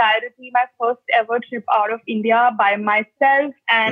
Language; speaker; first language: English; non-native, local second language; Hindi